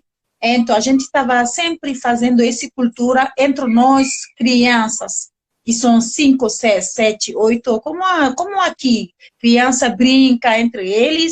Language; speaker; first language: Portuguese; non-native, learner; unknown